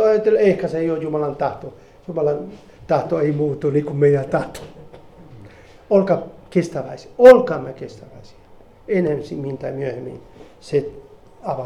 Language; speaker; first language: Finnish; non-native, fluent; Spanish